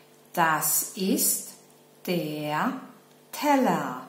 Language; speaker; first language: German; non-native, fluent; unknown